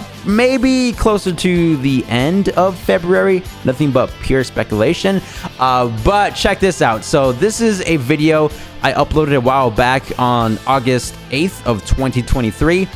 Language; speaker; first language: English; native; English